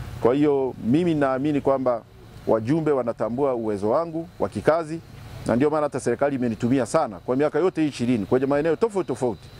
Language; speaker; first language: Swahili; native; Swahili